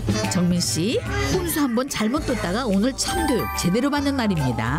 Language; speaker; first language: Korean; native; Korean